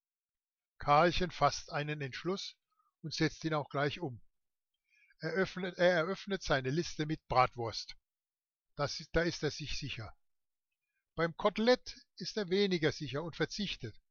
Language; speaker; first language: German; native; German